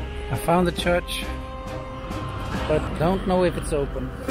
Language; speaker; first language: English; non-native, fluent; Swedish